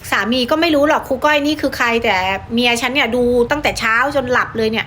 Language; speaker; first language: Thai; native; Thai